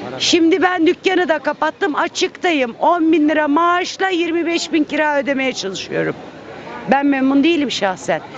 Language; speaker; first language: Turkish; native; Turkish